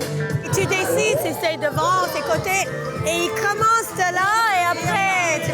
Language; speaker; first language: French; non-native, fluent; English